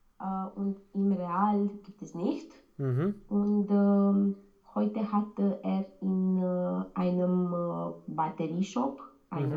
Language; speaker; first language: German; non-native, learner; Romanian